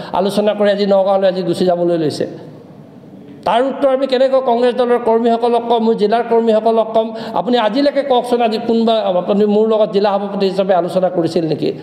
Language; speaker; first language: Assamese; non-native, local second language; Mising